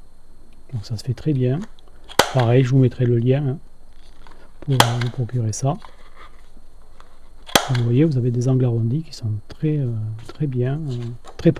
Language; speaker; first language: French; native; French